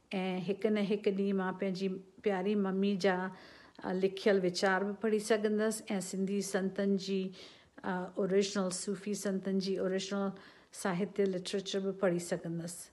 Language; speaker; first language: Sindhi; early bilingual, heritage; Sindhi